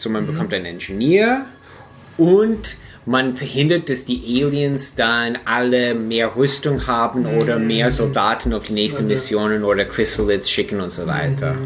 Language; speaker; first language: German; non-native, fluent; English